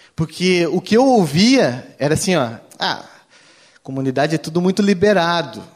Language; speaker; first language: Portuguese; native; Portuguese